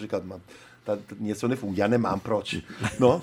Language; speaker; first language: Czech; non-native, learner; Italian